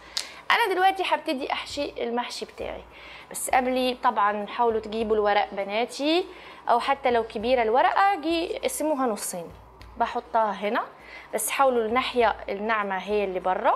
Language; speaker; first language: Arabic; native; Arabic